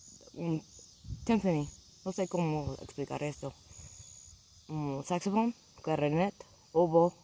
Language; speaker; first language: Spanish; non-native, learner; English